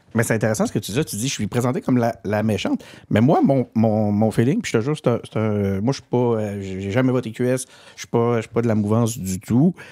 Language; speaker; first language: French; native; French